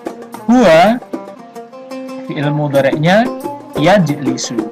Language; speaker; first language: Arabic; non-native, fluent; Indonesian